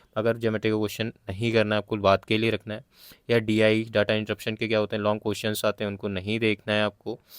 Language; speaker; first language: Hindi; native; Hindi